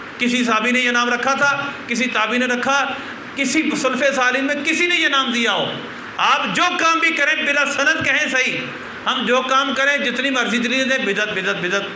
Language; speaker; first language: Urdu; non-native, local second language; Punjabi